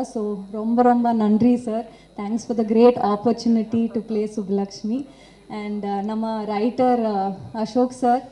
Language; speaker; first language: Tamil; non-native, learner; Kannada